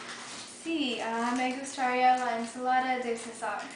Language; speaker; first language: Spanish; non-native, learner; English